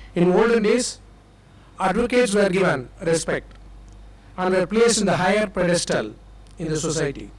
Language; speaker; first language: English; non-native, local second language; Tamil